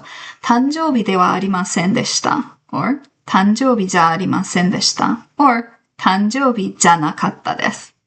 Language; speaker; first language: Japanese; non-native, fluent; English